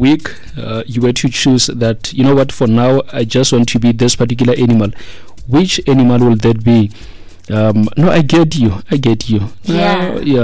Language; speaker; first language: English; non-native, local second language; Tswana